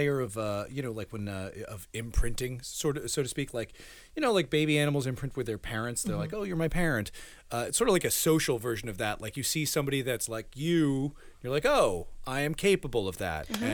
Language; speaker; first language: English; early bilingual, other home language; Spanish